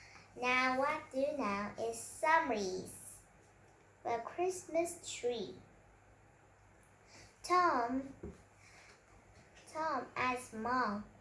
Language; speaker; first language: English; non-native, learner; Vietnamese